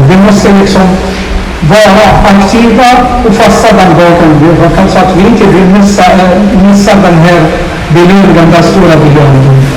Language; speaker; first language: Swedish; non-native, fluent; Somali